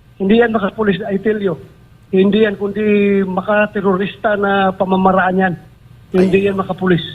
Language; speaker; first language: Filipino; non-native, local second language; Cebuano